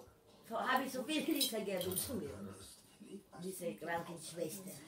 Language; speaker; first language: German; non-native, learner; Filipino